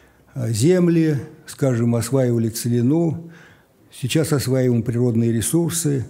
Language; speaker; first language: Russian; native; Russian